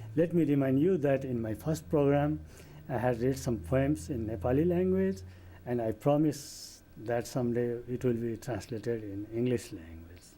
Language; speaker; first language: English; non-native, local second language; Nepali